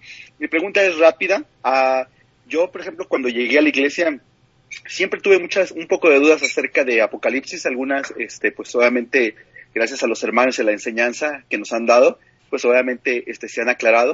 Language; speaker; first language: Spanish; native; Spanish